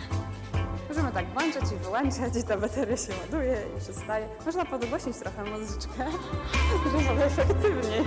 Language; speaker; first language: Polish; native; Polish